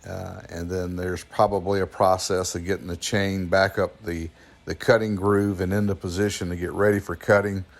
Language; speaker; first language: English; native; English